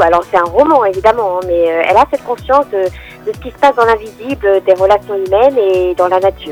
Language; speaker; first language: French; native; French